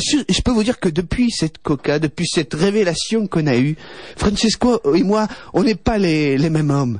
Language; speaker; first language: French; native; French